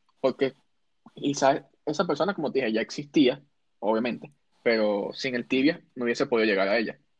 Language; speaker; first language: Spanish; native; Spanish